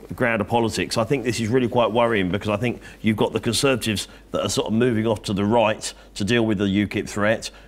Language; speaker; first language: English; native; English